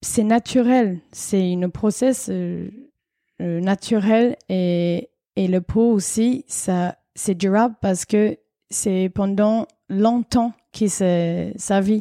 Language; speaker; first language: French; non-native, fluent; English